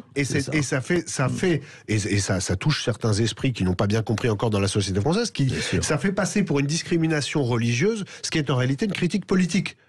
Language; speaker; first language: French; native; French